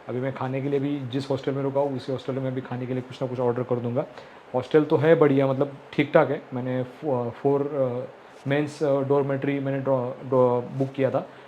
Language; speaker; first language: Hindi; non-native, local second language; Marathi